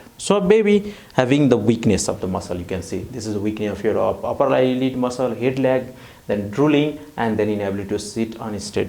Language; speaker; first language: English; non-native, fluent; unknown